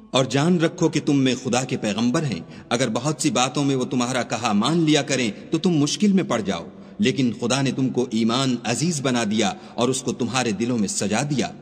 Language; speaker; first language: Urdu; native; Urdu